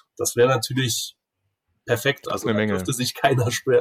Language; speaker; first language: German; native; German